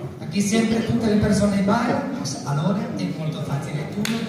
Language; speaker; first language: Italian; non-native, learner; Spanish